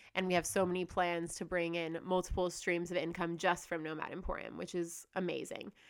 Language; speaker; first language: English; native; English